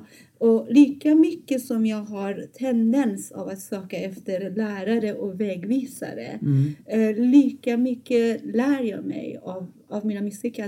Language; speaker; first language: Swedish; non-native, fluent; Persian